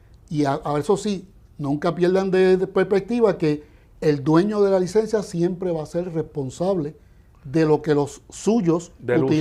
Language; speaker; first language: Spanish; native; Spanish